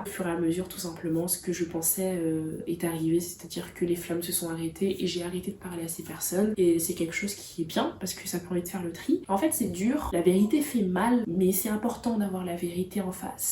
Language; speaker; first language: French; native; French